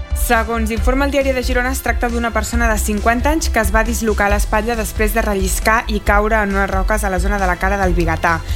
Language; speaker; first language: Catalan; native; Catalan